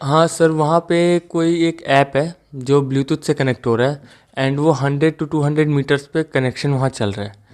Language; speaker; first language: Hindi; native; Hindi